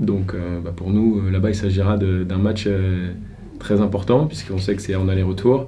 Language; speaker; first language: French; native; French